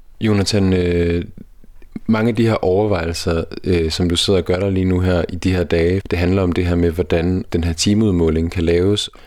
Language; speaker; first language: Danish; native; Danish